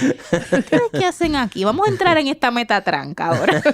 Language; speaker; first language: Spanish; native; Spanish